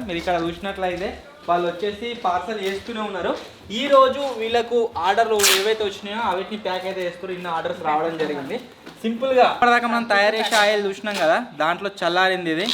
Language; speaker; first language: Telugu; native; Telugu